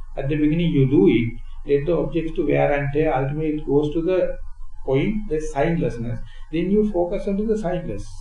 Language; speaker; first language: English; non-native, local second language; Sinhala